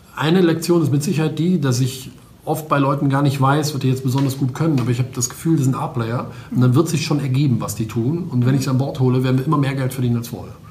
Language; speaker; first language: German; native; German